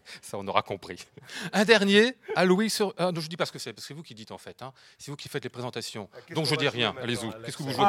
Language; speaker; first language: French; native; French